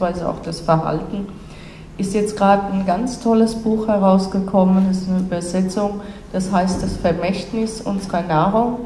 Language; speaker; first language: German; non-native, fluent; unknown